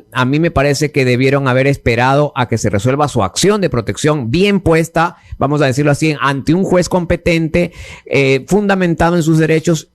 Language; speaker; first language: Spanish; native; Spanish